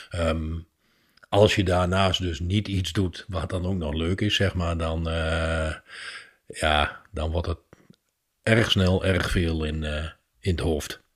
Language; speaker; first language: Dutch; native; Dutch